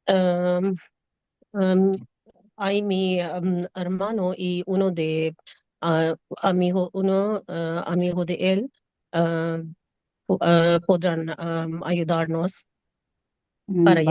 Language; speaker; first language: Spanish; non-native, learner; Urdu